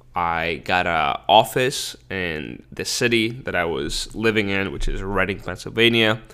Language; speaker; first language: English; early bilingual, other home language; Spanish